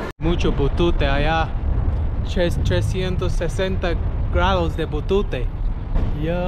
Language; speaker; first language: Spanish; non-native, learner; English